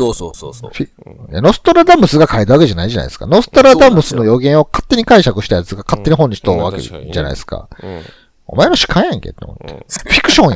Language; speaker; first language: Japanese; native; Japanese